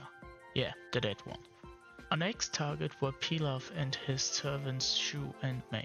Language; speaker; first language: English; non-native, fluent; German